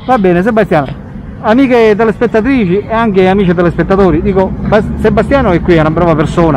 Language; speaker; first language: Italian; native; Italian